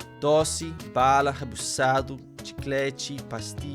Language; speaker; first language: Portuguese; non-native, learner; English